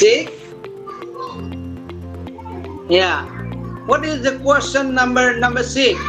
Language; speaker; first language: English; non-native, learner; Indonesian